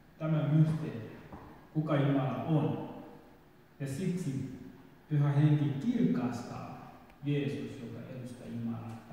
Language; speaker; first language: Finnish; non-native, fluent; Swahili